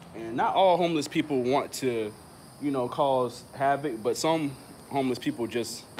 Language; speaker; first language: English; native; English